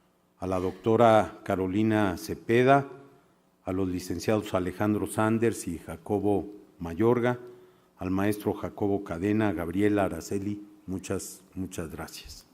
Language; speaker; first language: Spanish; native; Spanish